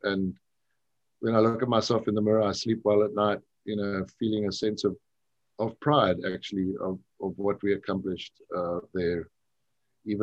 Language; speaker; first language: English; native; English